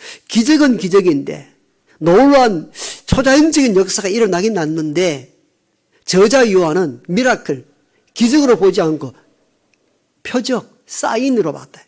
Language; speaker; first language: Korean; native; Korean